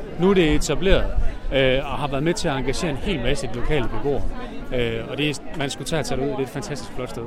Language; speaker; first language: Danish; native; Danish